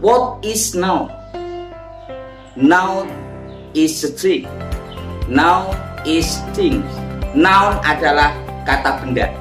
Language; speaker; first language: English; non-native, learner; Indonesian